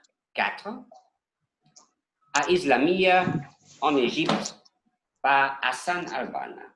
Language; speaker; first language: French; non-native, learner; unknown